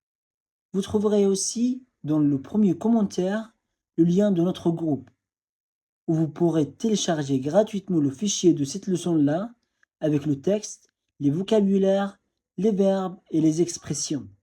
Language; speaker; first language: French; non-native, fluent; Arabic